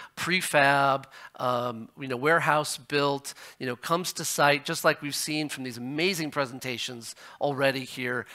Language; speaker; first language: English; native; English